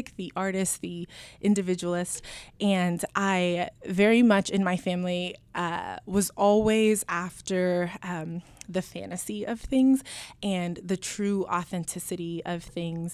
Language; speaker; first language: English; early bilingual, other home language; Spanish